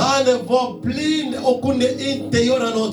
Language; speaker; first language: Swedish; non-native, fluent; Lingala